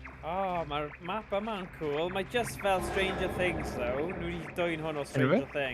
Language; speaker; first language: Welsh; native; Welsh